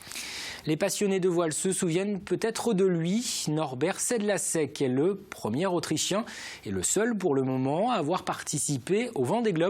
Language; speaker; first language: French; native; French